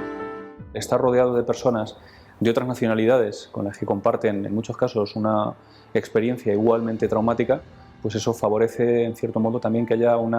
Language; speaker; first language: Spanish; native; Spanish